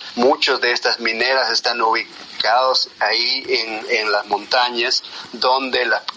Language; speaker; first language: Spanish; non-native, local second language; Quechua